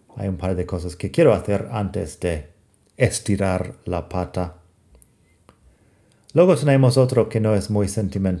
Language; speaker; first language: Spanish; non-native, fluent; English